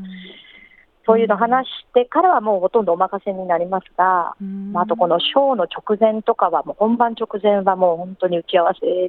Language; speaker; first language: Japanese; native; Japanese